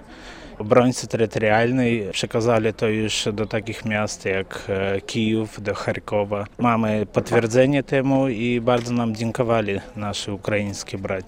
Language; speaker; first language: Polish; non-native, fluent; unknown